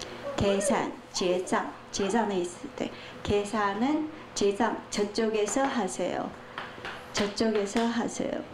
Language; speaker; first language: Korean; non-native, fluent; Chinese